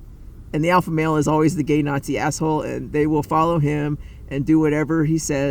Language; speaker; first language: English; native; English